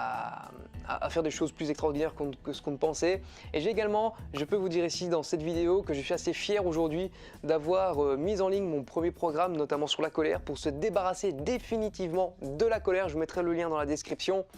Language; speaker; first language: French; native; French